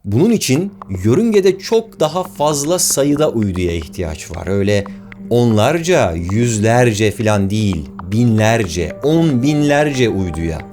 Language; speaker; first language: Turkish; native; Turkish